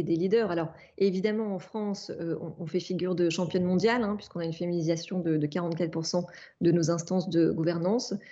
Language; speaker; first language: French; native; French